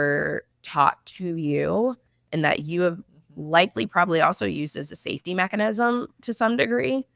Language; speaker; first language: English; native; English